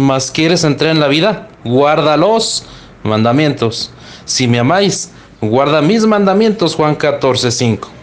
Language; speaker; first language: Spanish; native; Spanish